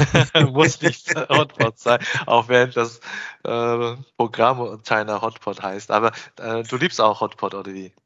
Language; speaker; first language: German; non-native, fluent; Chinese